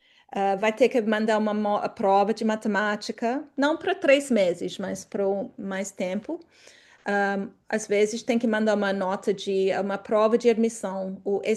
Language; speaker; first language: Portuguese; non-native, fluent; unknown